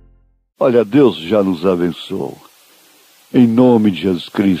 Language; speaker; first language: Portuguese; native; Portuguese